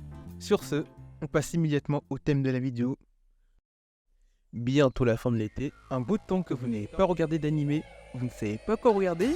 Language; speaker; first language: French; native; French